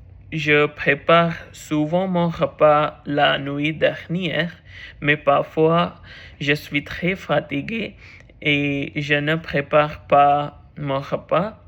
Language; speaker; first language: French; non-native, learner; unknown